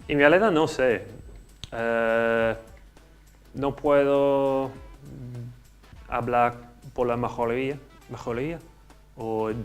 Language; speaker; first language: Spanish; non-native, learner; English